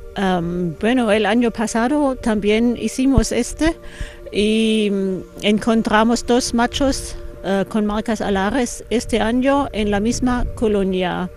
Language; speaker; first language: Spanish; non-native, fluent; German